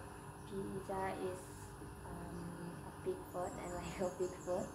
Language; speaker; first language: English; non-native, learner; Indonesian